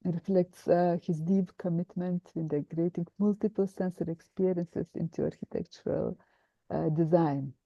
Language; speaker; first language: English; non-native, fluent; Lithuanian